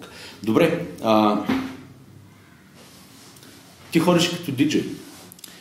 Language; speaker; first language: Bulgarian; native; Bulgarian